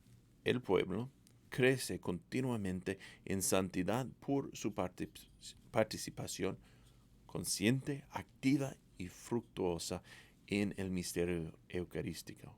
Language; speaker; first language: Spanish; non-native, fluent; English